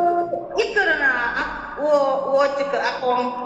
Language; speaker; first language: Chinese; non-native, learner; Indonesian